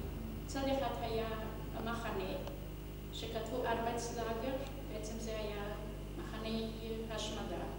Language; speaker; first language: Hebrew; non-native, fluent; Hungarian